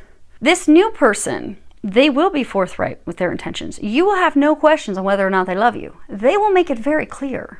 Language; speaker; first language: English; native; English